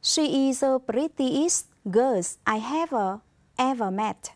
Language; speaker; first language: English; non-native, fluent; Vietnamese